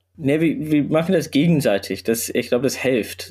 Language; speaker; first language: German; non-native, learner; English